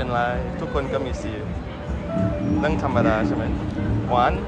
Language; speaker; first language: Thai; non-native, fluent; English